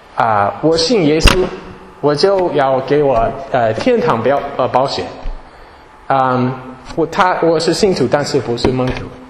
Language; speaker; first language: Chinese; non-native, fluent; English